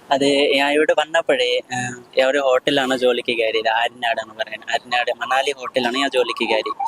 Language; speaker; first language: Malayalam; non-native, local second language; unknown